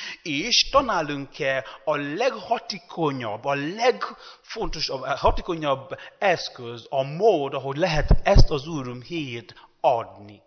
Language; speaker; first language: Hungarian; non-native, learner; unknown